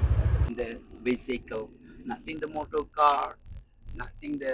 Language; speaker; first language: English; non-native, learner; Indonesian